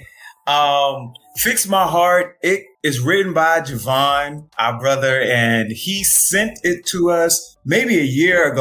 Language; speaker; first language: English; native; English